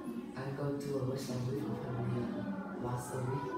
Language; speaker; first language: English; non-native, learner; Vietnamese